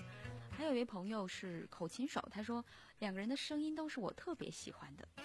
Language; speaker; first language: Chinese; native; Chinese